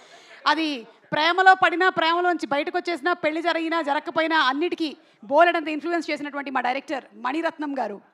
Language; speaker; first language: Telugu; native; Telugu